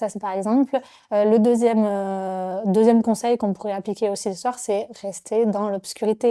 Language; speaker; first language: French; native; French